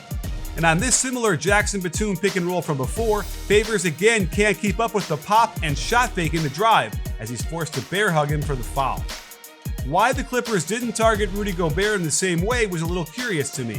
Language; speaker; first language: English; native; English